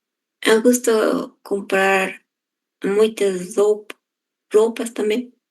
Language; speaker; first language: Portuguese; non-native, learner; Spanish